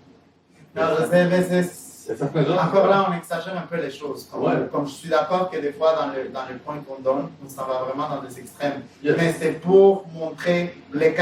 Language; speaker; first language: French; native; French